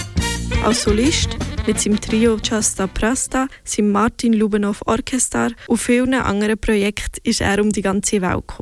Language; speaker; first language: German; native; German